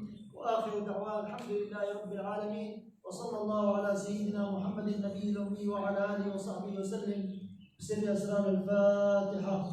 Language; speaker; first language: Arabic; native; Arabic